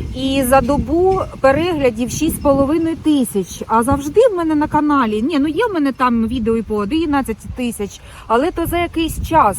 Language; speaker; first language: Ukrainian; non-native, local second language; Russian